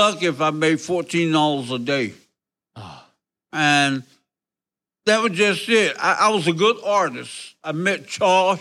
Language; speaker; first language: English; native; English